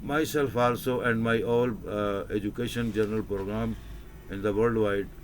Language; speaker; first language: English; non-native, local second language; Urdu